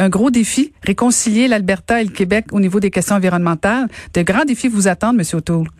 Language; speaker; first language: French; native; French